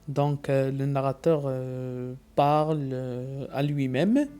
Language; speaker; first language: French; non-native, local second language; Arabic